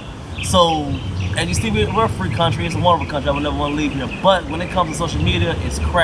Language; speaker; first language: English; native; English